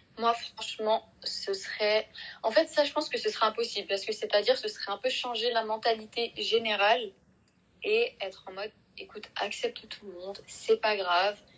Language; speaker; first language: French; native; French